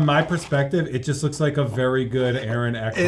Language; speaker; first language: English; native; English